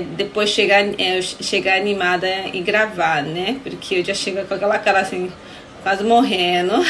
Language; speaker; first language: Portuguese; non-native, fluent; Spanish